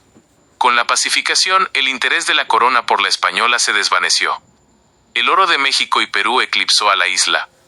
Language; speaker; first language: Spanish; native; Spanish